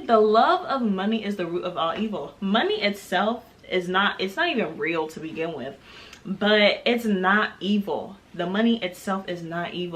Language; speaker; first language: English; native; English